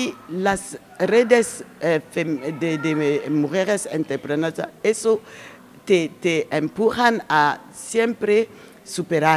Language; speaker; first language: Spanish; non-native, learner; French